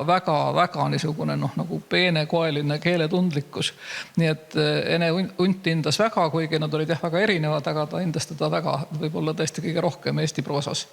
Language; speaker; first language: Estonian; native; Estonian